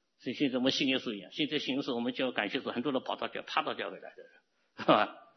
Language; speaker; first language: Chinese; non-native, local second language; Cantonese